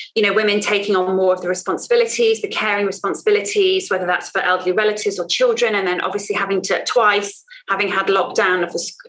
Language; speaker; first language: English; native; English